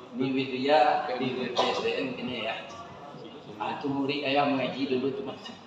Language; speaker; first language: Malay; non-native, local second language; Minangkabau